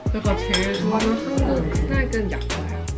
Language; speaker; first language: Korean; early bilingual, heritage; English